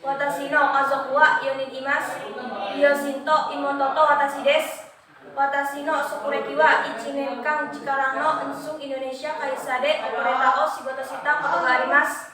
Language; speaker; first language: Japanese; non-native, learner; Indonesian